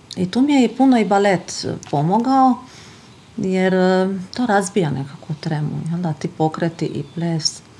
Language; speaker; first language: Bosnian; non-native, fluent; Hungarian